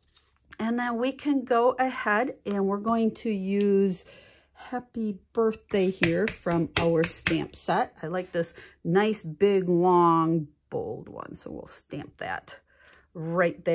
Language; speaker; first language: English; native; English